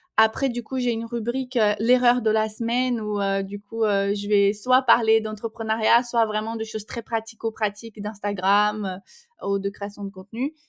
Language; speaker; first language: French; non-native, fluent; Portuguese